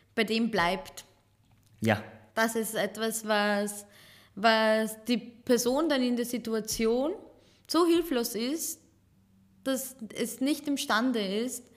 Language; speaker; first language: German; early bilingual, other home language; Serbian